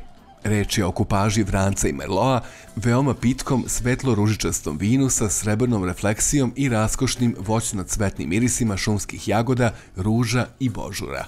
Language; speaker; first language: Serbian; native; Serbian